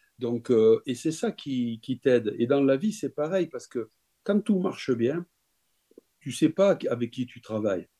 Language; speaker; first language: French; native; French